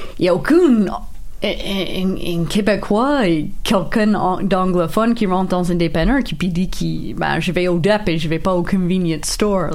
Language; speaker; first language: French; non-native, local second language; English